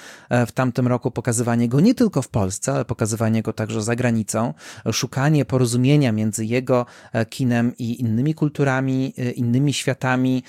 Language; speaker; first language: Polish; native; Polish